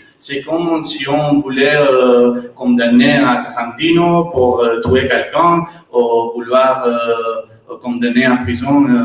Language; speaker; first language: French; non-native, learner; Catalan